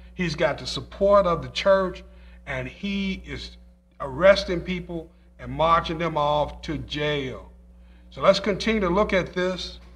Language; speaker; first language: English; native; English